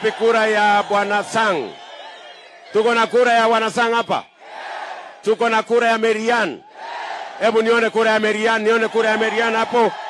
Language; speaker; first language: Swahili; non-native, local second language; Kalenjin